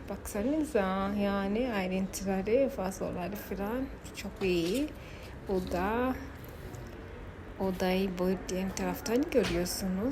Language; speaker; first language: Turkish; non-native, fluent; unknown